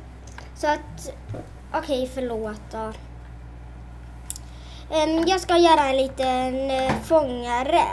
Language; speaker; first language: Swedish; native; Swedish